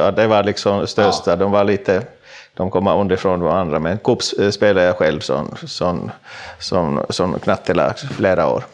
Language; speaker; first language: Swedish; non-native, local second language; Finnish